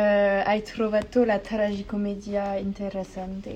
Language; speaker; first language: Italian; non-native, learner; French